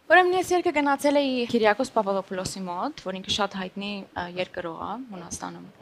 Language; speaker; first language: Armenian; early bilingual, heritage; Armenian